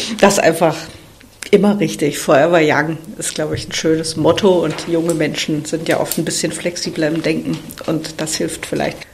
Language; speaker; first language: German; native; German